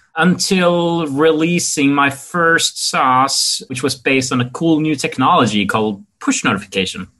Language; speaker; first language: English; non-native, fluent; Norwegian